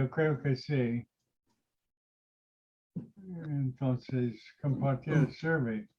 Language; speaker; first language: Spanish; non-native, fluent; English